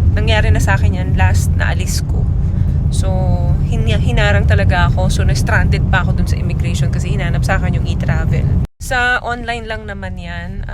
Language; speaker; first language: Filipino; non-native, local second language; Cebuano